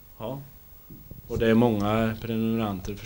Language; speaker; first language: Swedish; native; Swedish